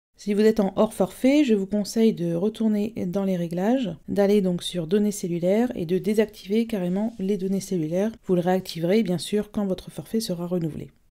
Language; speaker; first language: French; native; French